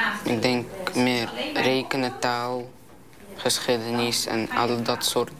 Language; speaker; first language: Dutch; early bilingual, other home language; Ukrainian